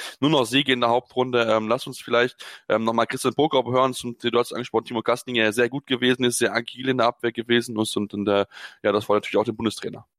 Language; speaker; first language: German; native; German